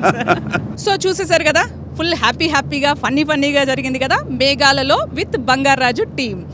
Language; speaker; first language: Telugu; native; Telugu